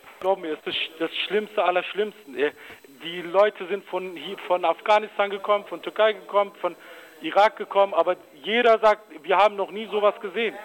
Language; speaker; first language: German; early bilingual, other home language; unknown